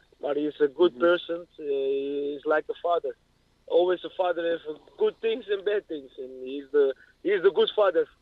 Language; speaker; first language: English; non-native, learner; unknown